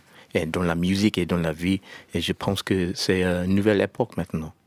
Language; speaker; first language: French; non-native, learner; English